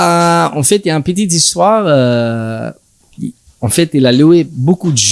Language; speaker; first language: French; non-native, learner; English